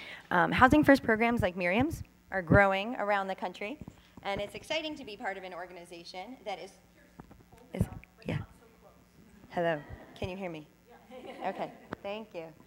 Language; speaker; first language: English; native; English